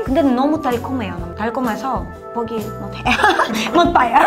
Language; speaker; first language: Korean; non-native, fluent; Ukrainian